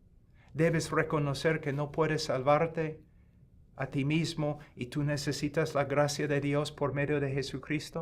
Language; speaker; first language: Spanish; non-native, fluent; English